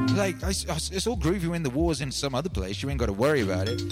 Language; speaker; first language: English; native; English